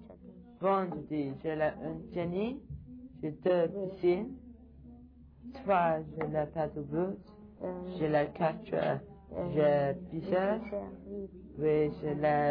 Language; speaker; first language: French; non-native, learner; English